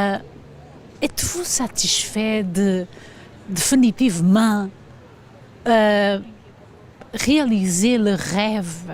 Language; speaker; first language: French; non-native, fluent; Portuguese